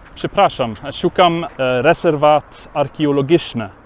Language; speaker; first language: Polish; non-native, learner; Norwegian